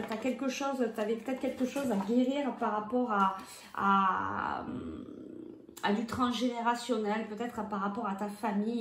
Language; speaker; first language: French; native; French